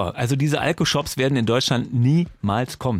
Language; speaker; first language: German; native; German